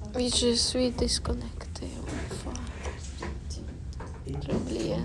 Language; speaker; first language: French; non-native, learner; Ukrainian